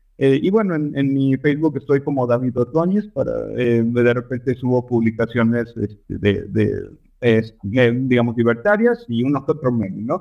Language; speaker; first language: Spanish; native; Spanish